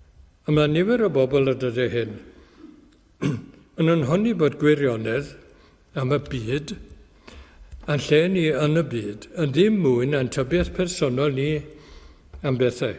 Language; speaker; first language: Welsh; native; Welsh